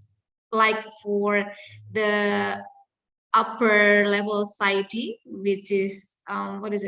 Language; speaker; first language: English; non-native, fluent; Indonesian